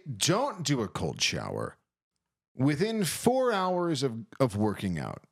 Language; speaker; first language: English; native; English